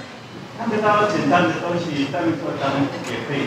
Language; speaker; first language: Chinese; non-native, learner; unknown